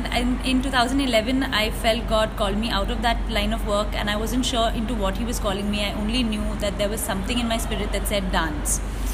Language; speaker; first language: English; non-native, local second language; Bangla